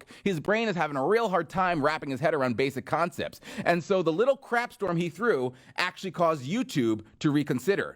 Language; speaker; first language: English; native; English